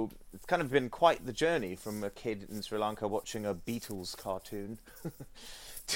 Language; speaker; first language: English; non-native, local second language; Sinhala